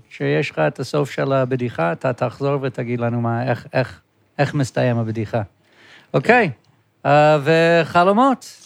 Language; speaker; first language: Hebrew; non-native, fluent; English